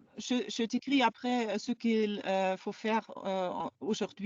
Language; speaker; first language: French; non-native, fluent; German